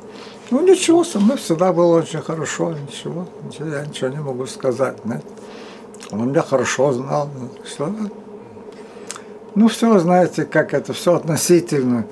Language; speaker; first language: Russian; early bilingual, heritage; Russian